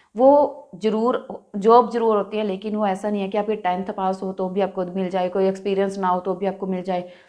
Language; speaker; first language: Hindi; non-native, local second language; Punjabi